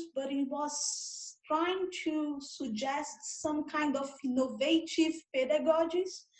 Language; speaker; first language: English; non-native, fluent; Portuguese